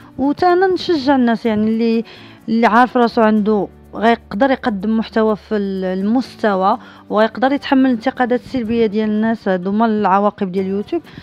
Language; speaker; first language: Arabic; native; Arabic